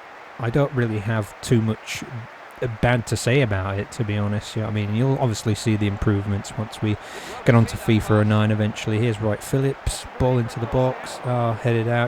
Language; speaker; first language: English; native; English